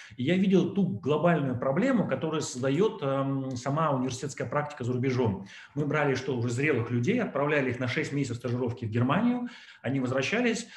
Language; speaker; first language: Russian; native; Russian